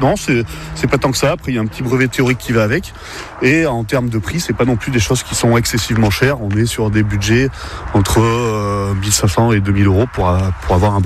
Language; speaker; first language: French; native; French